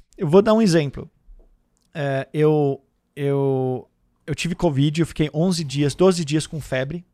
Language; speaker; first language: Portuguese; early bilingual, heritage; Danish